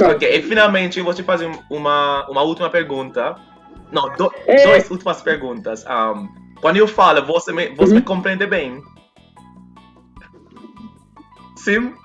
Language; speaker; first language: Portuguese; non-native, fluent; English